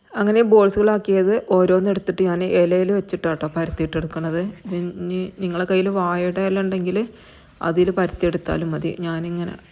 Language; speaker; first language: Malayalam; native; Malayalam